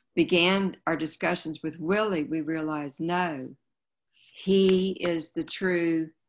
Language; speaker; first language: English; native; English